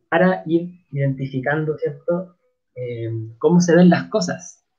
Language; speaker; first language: Spanish; native; Spanish